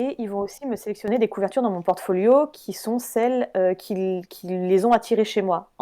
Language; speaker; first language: French; native; French